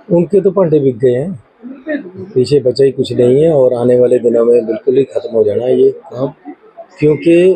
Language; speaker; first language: Hindi; non-native, local second language; Punjabi